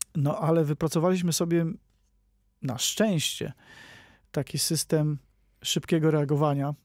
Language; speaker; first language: Polish; native; Polish